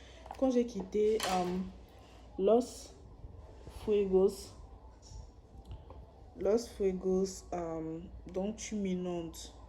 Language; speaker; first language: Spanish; non-native, learner; French